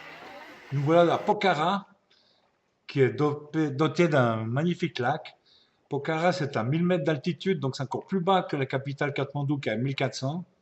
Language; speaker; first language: French; native; French